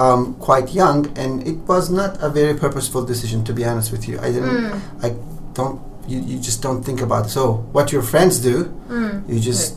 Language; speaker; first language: English; non-native, fluent; Turkish